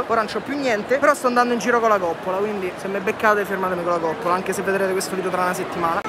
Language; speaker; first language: Italian; native; Italian